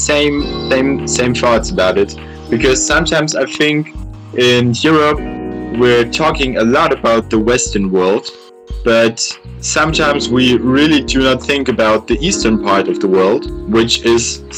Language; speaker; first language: English; non-native, fluent; German